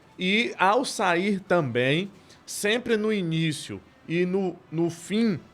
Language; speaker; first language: Portuguese; native; Portuguese